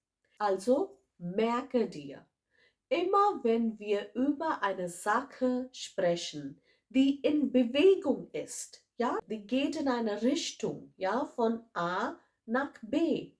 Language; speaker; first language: German; non-native, fluent; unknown